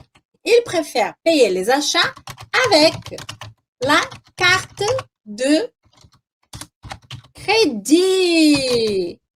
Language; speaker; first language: French; non-native, fluent; Portuguese